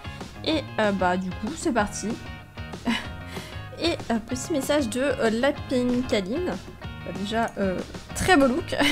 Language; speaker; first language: French; native; French